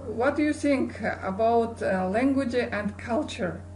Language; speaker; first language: English; non-native, learner; Kazakh